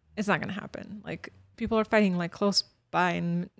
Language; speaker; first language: English; early bilingual, other home language; Bosnian